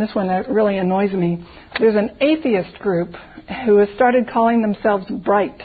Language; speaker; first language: English; native; English